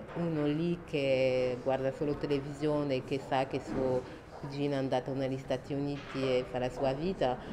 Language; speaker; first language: Italian; non-native, fluent; French